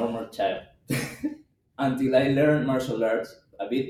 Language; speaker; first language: English; non-native, fluent; Spanish